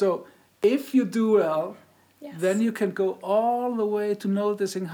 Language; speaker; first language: English; non-native, fluent; Icelandic